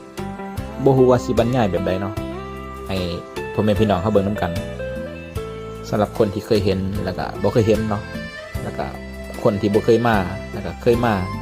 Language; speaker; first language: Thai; non-native, local second language; Lao